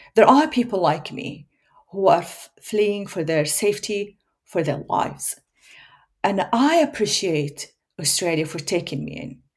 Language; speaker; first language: English; non-native, fluent; Arabic